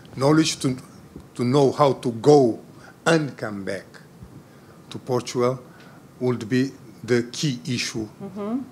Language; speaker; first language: English; non-native, fluent; Portuguese